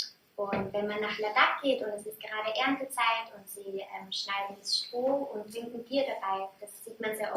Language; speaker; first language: German; native; German